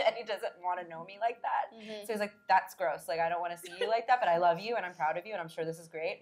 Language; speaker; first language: English; native; English